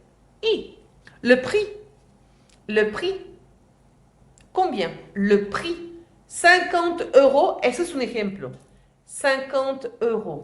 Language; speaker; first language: Spanish; native; Spanish